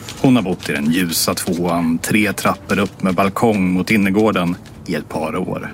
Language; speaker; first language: Swedish; native; Swedish